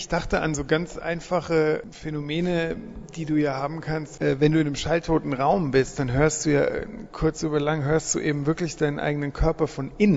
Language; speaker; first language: German; native; German